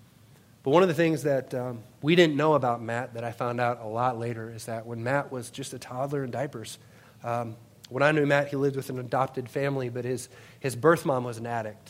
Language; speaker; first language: English; native; English